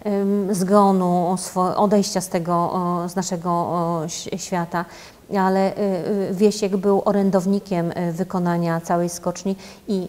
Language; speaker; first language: Polish; native; Polish